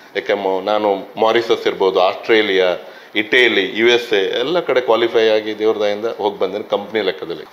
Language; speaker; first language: Kannada; native; Kannada